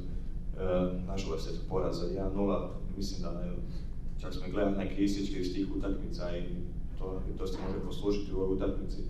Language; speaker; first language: Croatian; native; Croatian